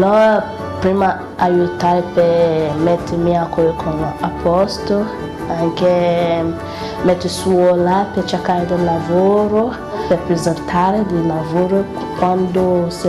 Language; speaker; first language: Italian; non-native, learner; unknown